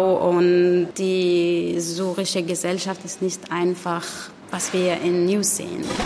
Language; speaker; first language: German; non-native, learner; Arabic